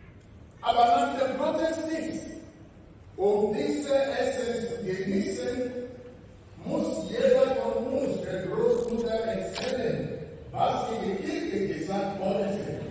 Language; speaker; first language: German; non-native, learner; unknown